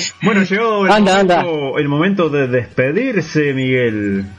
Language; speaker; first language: Spanish; native; Spanish